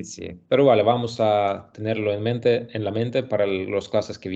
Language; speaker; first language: Spanish; non-native, learner; Russian